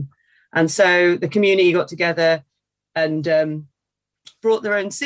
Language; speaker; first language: English; native; English